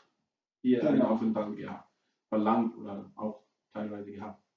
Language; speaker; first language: German; non-native, fluent; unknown